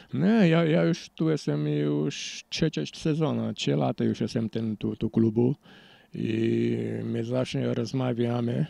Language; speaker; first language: Polish; non-native, learner; Portuguese